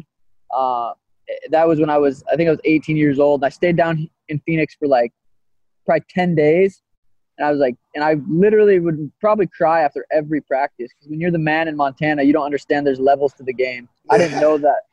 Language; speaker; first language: English; native; English